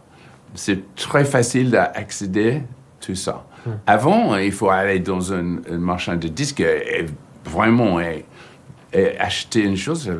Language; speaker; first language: French; non-native, learner; English